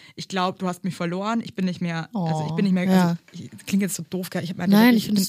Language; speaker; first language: German; early bilingual, other home language; Kinyarwanda